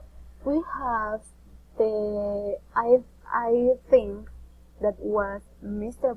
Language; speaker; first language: English; non-native, learner; Spanish